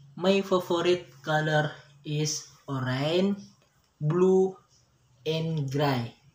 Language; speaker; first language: English; non-native, learner; Indonesian